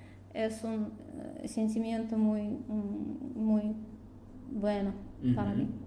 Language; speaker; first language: Spanish; non-native, learner; Russian